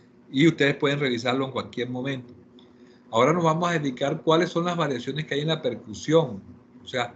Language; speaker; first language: Spanish; native; Spanish